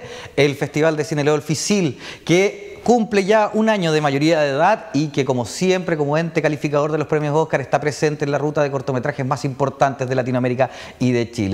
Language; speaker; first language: Spanish; native; Spanish